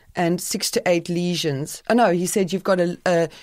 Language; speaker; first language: English; native; English